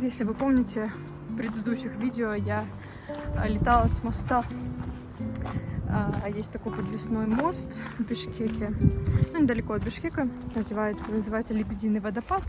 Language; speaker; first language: Russian; native; Russian